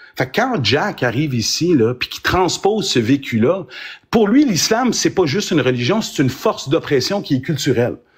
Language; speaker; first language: French; early bilingual, other home language; Arabic